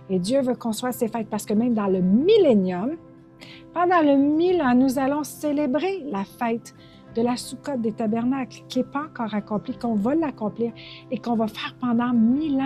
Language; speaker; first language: French; native; French